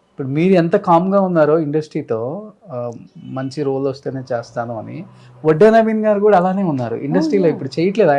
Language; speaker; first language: Telugu; native; Telugu